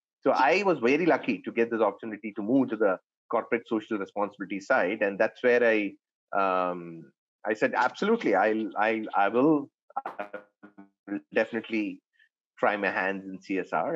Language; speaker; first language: English; non-native, local second language; Tamil